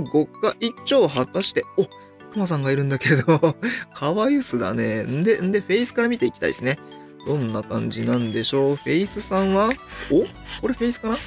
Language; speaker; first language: Japanese; native; Japanese